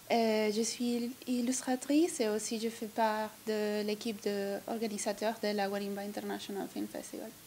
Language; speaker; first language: French; non-native, learner; Italian